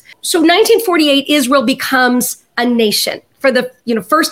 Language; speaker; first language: English; native; English